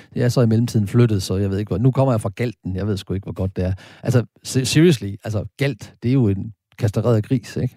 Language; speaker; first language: Danish; native; Danish